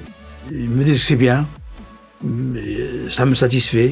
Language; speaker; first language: French; non-native, local second language; Arabic